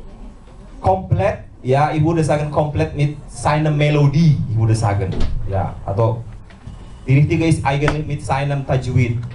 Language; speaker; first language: German; non-native, learner; Indonesian